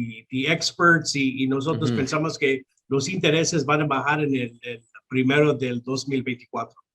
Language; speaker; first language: Spanish; non-native, local second language; English